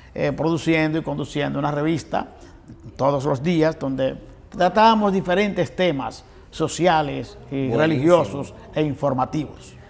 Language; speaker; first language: Spanish; native; Spanish